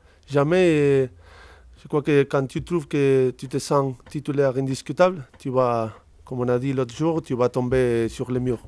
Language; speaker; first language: French; non-native, fluent; Spanish